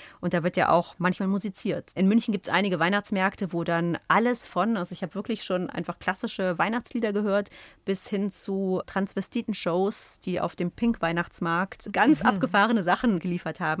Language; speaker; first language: German; native; German